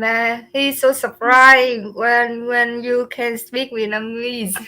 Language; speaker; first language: English; non-native, learner; Vietnamese